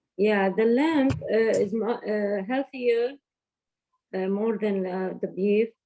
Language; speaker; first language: English; non-native, learner; Arabic